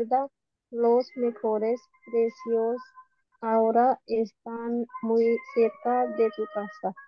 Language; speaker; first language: Spanish; non-native, learner; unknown